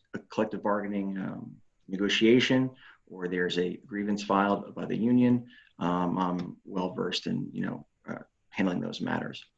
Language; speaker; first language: English; native; English